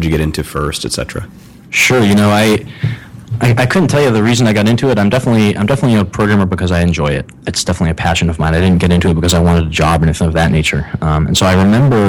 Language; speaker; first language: English; native; English